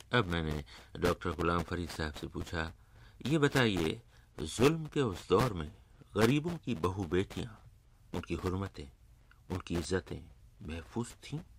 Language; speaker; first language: Urdu; native; Urdu